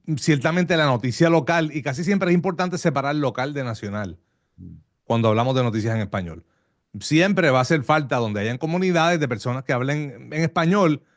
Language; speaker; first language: Spanish; early bilingual, heritage; Spanish